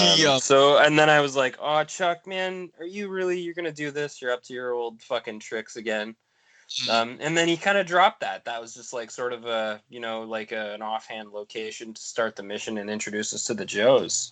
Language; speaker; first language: English; native; English